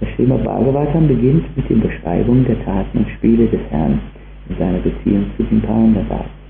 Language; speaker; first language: German; native; German